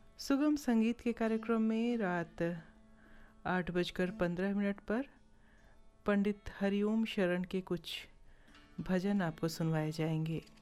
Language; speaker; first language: Hindi; native; Hindi